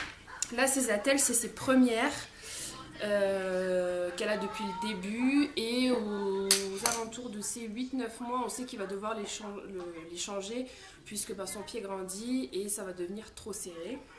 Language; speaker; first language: French; native; French